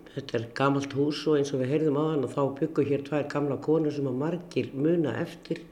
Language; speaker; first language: Icelandic; native; Icelandic